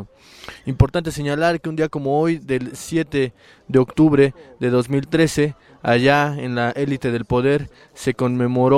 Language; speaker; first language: Spanish; native; Spanish